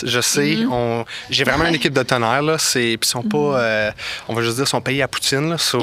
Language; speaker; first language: French; native; French